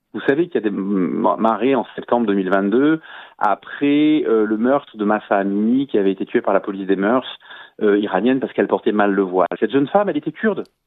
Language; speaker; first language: French; native; French